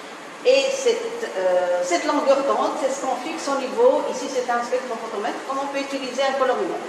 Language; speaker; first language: French; non-native, local second language; Arabic